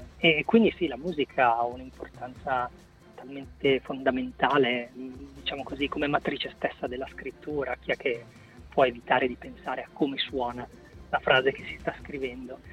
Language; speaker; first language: Italian; native; Italian